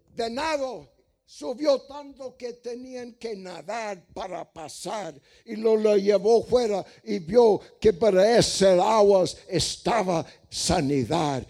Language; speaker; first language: Spanish; non-native, fluent; English